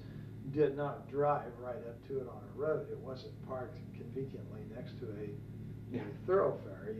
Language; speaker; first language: English; native; English